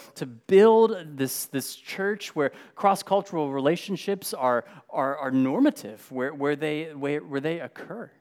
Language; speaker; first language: English; native; English